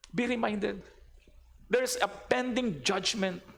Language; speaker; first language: English; non-native, local second language; Filipino